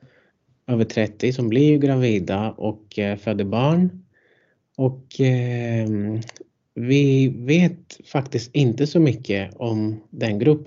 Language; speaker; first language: Swedish; non-native, fluent; Greek